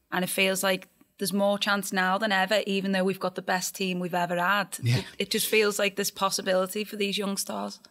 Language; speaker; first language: English; native; English